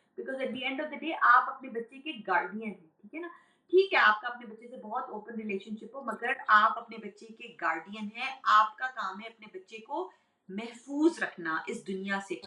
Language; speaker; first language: Urdu; native; Urdu